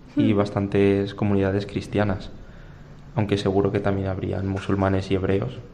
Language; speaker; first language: Spanish; native; Spanish